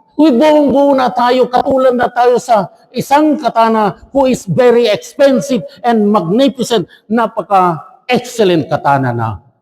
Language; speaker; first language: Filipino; non-native, local second language; Chavacano